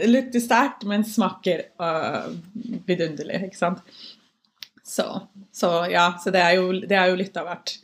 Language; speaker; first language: Norwegian; non-native, fluent; English